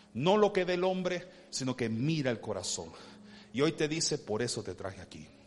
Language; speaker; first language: Spanish; early bilingual, heritage; Spanish